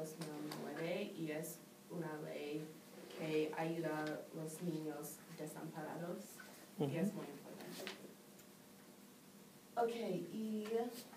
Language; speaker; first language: Spanish; non-native, learner; English